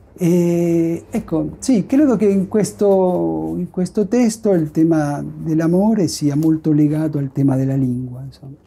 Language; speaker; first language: Italian; non-native, fluent; Spanish